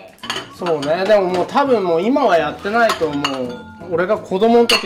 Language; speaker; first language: Japanese; native; Japanese